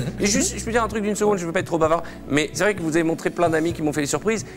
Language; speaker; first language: French; native; French